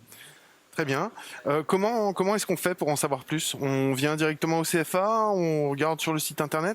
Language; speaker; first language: French; native; French